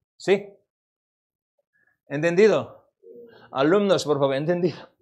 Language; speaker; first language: Spanish; non-native, learner; Korean